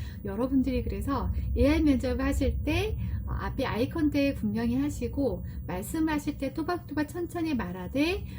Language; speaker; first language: Korean; native; Korean